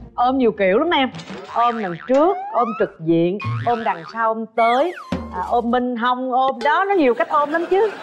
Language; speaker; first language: Vietnamese; native; Vietnamese